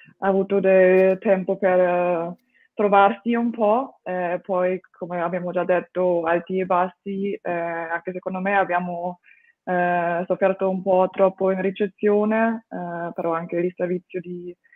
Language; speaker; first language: Italian; non-native, fluent; German